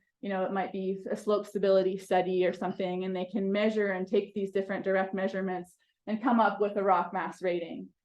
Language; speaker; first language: English; native; English